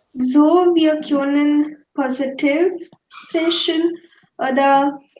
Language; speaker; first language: German; non-native, fluent; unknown